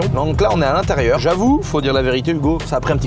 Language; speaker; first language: French; native; French